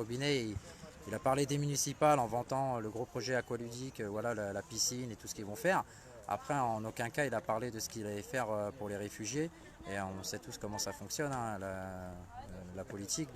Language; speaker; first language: French; native; French